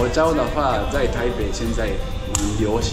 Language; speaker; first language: Chinese; non-native, learner; Japanese